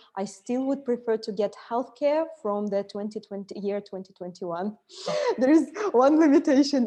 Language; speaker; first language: English; non-native, fluent; Russian